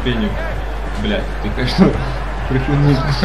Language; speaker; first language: Russian; native; Russian